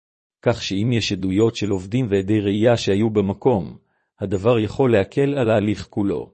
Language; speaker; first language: Hebrew; native; Hebrew